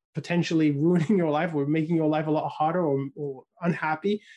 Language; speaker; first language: English; native; English